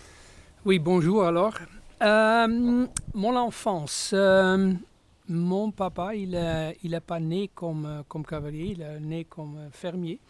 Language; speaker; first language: French; non-native, fluent; Dutch